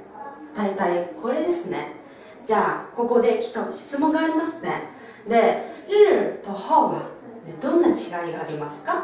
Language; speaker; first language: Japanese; non-native, local second language; Chinese